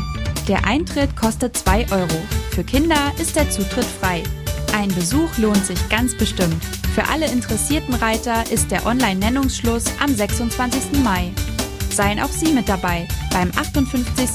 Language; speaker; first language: German; native; German